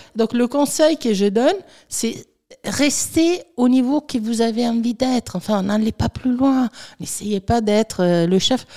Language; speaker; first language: French; non-native, fluent; Italian